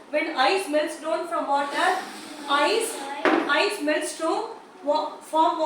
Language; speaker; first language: English; non-native, local second language; Tamil